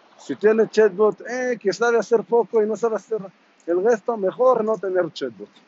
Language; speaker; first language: Spanish; non-native, fluent; Hebrew